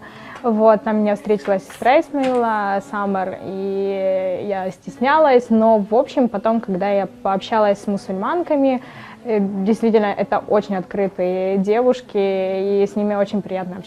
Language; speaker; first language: Russian; native; Russian